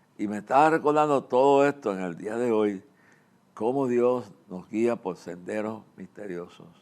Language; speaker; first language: Spanish; non-native, fluent; English